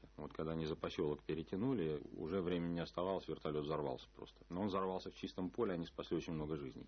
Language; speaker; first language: Russian; native; Russian